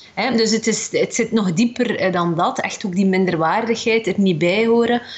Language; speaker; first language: Dutch; early bilingual, other home language; Arabic